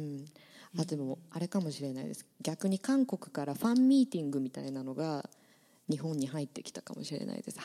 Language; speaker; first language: Japanese; native; Japanese